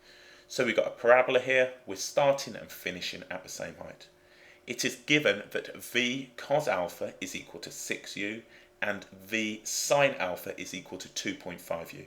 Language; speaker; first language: English; native; English